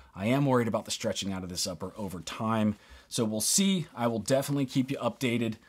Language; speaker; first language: English; native; English